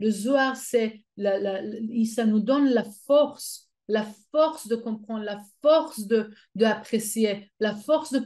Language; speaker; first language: French; non-native, fluent; Hebrew